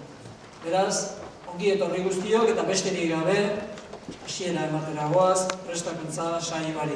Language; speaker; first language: Basque; native; Basque